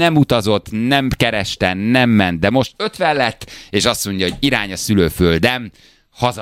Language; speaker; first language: Hungarian; native; Hungarian